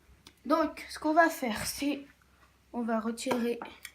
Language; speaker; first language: French; native; French